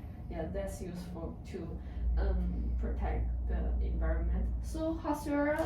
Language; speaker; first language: English; non-native, learner; Chinese